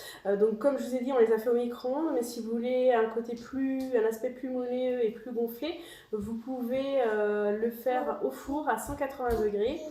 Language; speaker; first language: French; native; French